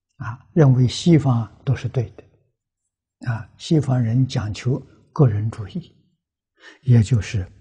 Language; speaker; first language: Chinese; native; Chinese